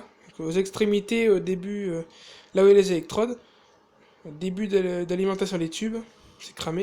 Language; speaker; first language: French; native; French